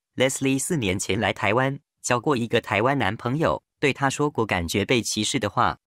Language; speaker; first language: Chinese; native; Chinese